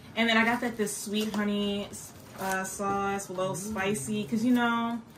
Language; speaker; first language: English; native; English